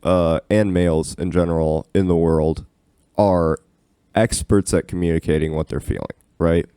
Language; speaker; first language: English; native; English